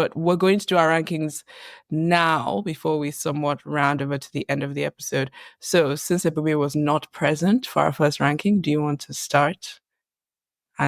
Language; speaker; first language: English; native; English